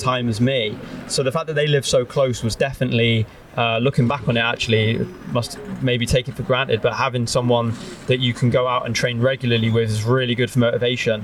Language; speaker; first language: English; native; English